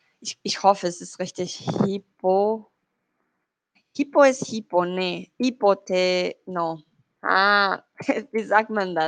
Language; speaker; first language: German; non-native, learner; Spanish